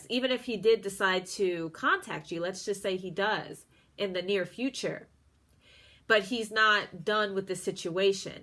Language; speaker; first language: English; native; English